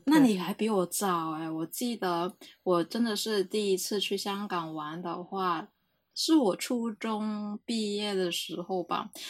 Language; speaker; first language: Chinese; non-native, local second language; Cantonese